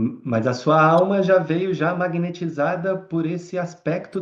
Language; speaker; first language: Portuguese; native; Portuguese